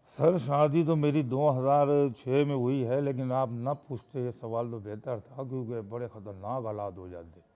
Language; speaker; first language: Urdu; native; Urdu